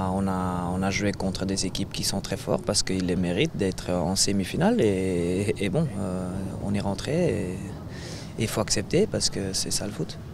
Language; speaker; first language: French; non-native, fluent; Dutch